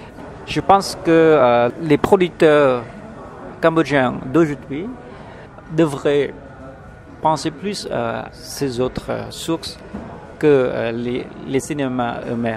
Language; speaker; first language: French; non-native, fluent; Khmer